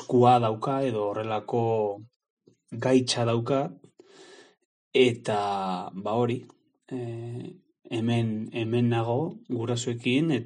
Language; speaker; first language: Basque; non-native, learner; Spanish